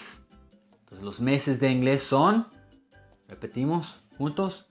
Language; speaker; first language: Spanish; non-native, fluent; English